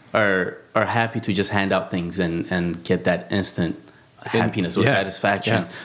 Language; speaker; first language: English; non-native, fluent; Amharic